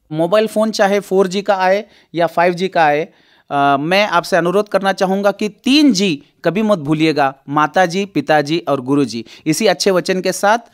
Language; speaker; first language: Hindi; non-native, local second language; Marathi